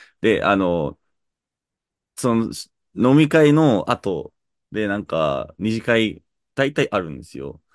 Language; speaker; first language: Japanese; native; Japanese